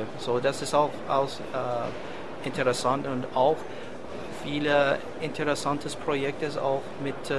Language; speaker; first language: German; non-native, learner; English